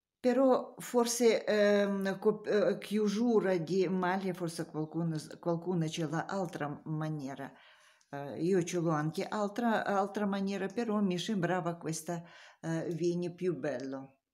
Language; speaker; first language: Italian; non-native, learner; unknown